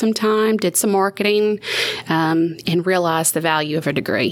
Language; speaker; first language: English; native; English